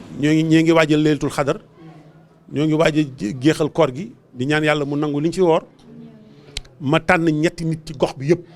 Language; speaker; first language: Wolof; native; Wolof